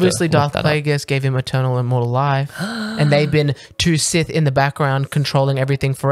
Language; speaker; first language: English; native; English